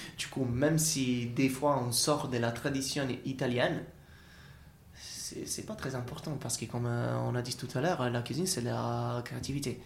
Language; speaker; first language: French; non-native, fluent; Italian